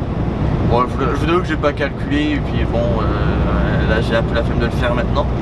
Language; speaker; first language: French; native; French